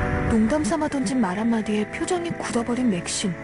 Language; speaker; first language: Korean; native; Korean